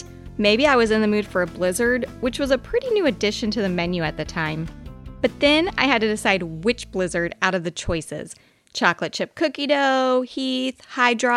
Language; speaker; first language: English; native; English